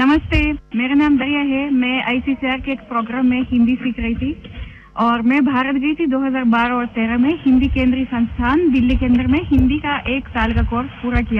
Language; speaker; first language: Hindi; non-native, fluent; Russian